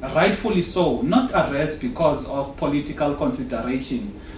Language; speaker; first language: English; non-native, local second language; Xhosa